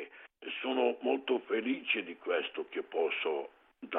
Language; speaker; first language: Italian; non-native, learner; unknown